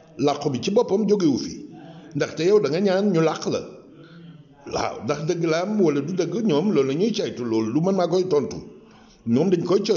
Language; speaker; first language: Wolof; native; Wolof